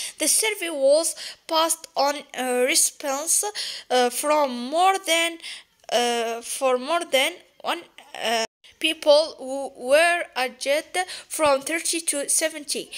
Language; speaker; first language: English; non-native, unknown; Arabic